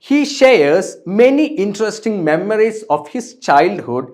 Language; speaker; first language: English; non-native, local second language; Malayalam